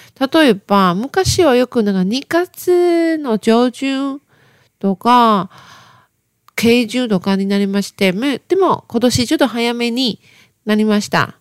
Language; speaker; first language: Japanese; non-native, learner; Chinese